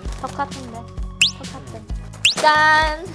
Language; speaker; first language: Korean; non-native, learner; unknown